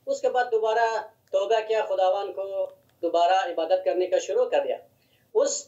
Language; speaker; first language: Hindi; non-native, learner; Hazaragi